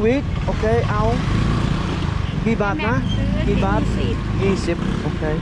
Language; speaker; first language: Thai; non-native, learner; English